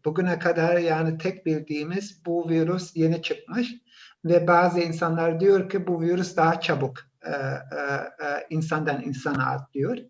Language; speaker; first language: Turkish; early bilingual, heritage; Turkish